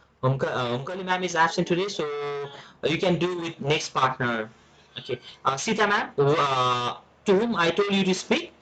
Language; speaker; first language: English; non-native, fluent; Nepali